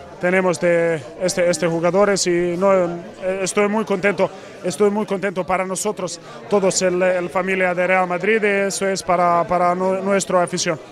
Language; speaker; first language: Spanish; non-native, learner; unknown